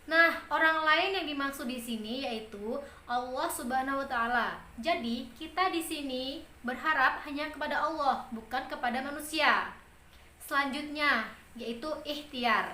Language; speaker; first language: Indonesian; native; Indonesian